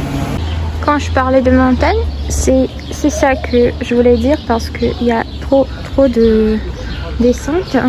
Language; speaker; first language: French; non-native, fluent; Russian